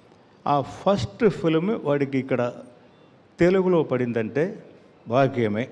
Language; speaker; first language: Telugu; non-native, learner; Tamil